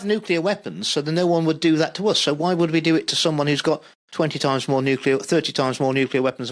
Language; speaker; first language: English; native; English